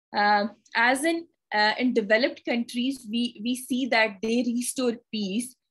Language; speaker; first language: English; non-native, local second language; Urdu